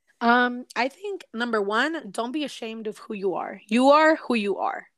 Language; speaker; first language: English; early bilingual, other home language; Spanish